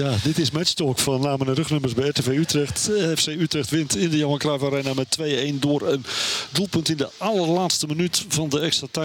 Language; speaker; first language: Dutch; native; Dutch